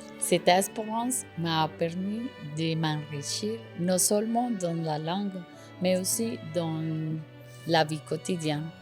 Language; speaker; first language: French; non-native, learner; Spanish